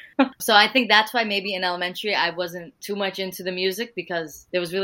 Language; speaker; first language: English; early bilingual, other home language; Portuguese